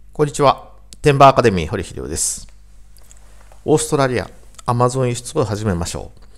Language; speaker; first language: Japanese; native; Japanese